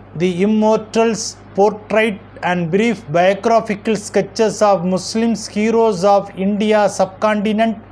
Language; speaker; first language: English; non-native, local second language; Tamil